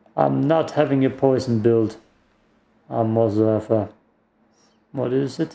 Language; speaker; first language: English; non-native, fluent; German